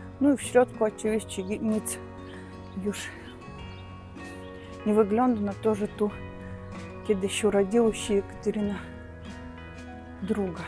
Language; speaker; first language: Polish; non-native, learner; Russian